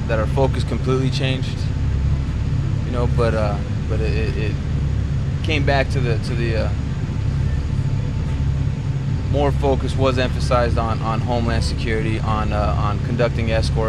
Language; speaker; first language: English; native; English